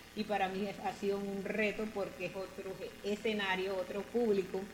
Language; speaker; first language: Spanish; non-native, local second language; English